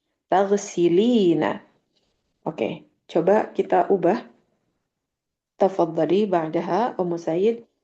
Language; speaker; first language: Indonesian; native; Indonesian